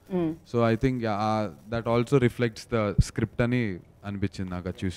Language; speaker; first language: Telugu; native; Telugu